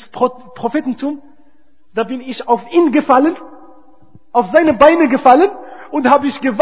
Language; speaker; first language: German; non-native, fluent; Arabic